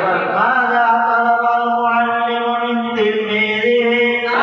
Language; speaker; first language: Arabic; non-native, fluent; Bangla